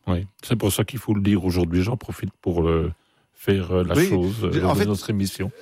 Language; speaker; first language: French; native; French